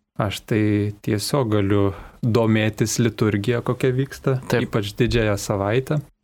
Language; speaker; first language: Lithuanian; native; Lithuanian